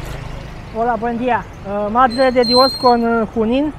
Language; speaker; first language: Spanish; non-native, learner; Romanian